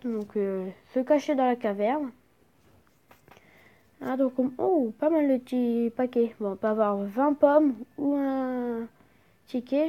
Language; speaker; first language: French; native; French